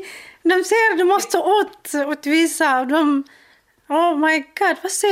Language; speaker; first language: Swedish; non-native, learner; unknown